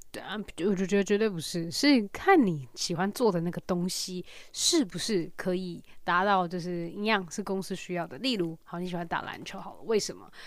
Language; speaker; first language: Chinese; native; Chinese